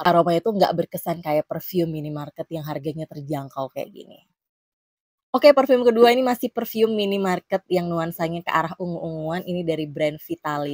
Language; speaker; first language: Indonesian; native; Indonesian